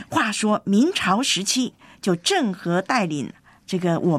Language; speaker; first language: Chinese; native; Chinese